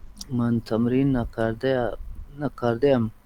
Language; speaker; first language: Persian; non-native, learner; Urdu